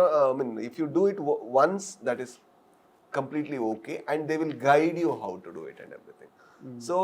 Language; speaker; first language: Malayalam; non-native, learner; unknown